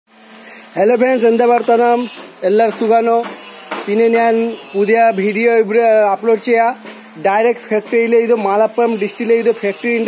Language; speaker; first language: Malayalam; non-native, learner; Hindi